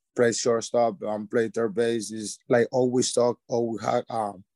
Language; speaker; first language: English; non-native, learner; Spanish